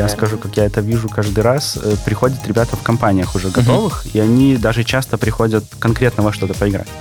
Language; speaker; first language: Russian; native; Russian